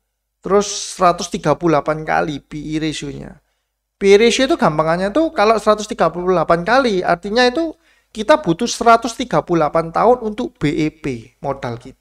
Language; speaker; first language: Indonesian; native; Indonesian